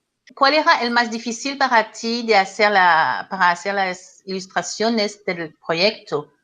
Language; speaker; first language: Spanish; non-native, learner; French